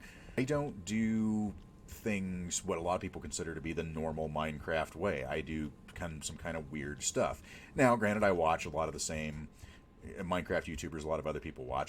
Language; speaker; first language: English; native; English